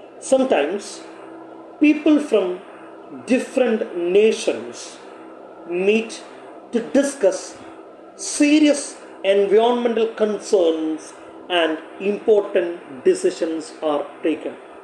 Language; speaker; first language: English; non-native, local second language; Malayalam